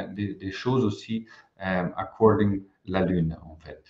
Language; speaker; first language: French; non-native, fluent; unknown